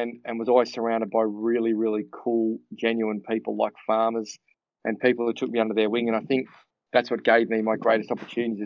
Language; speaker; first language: English; native; English